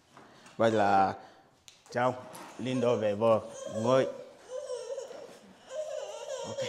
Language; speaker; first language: Vietnamese; non-native, learner; Portuguese